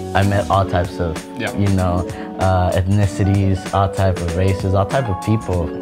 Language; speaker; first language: English; early bilingual, other home language; Spanish